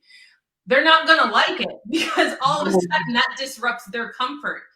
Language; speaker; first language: English; native; English